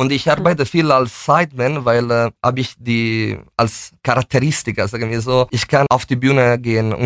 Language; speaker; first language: German; non-native, fluent; Italian